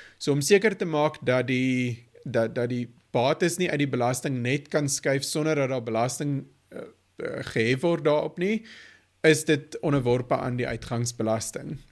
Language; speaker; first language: Afrikaans; native; Afrikaans